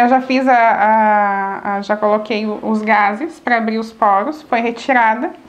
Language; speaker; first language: Portuguese; native; Portuguese